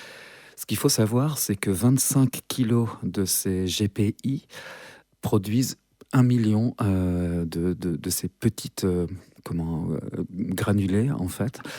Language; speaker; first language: French; native; French